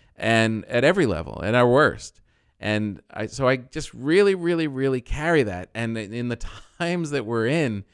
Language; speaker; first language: English; native; English